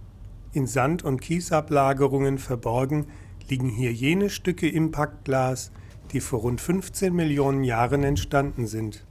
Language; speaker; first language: German; native; German